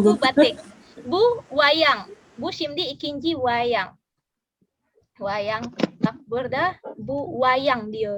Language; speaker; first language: Turkish; non-native, learner; Indonesian